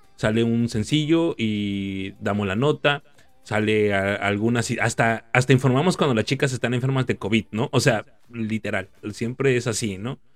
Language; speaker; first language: Spanish; native; Spanish